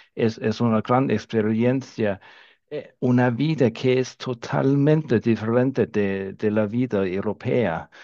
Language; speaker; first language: Spanish; non-native, fluent; Danish